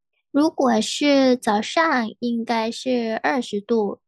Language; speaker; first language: Chinese; non-native, learner; Thai